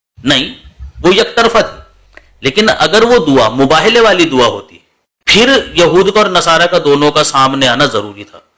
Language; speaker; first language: Urdu; native; Urdu